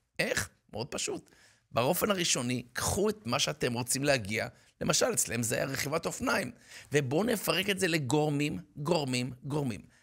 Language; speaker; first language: Hebrew; native; Hebrew